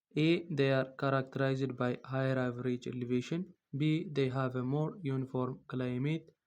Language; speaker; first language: English; non-native, local second language; Amharic